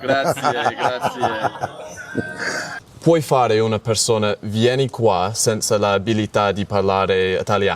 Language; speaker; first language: Italian; non-native, learner; English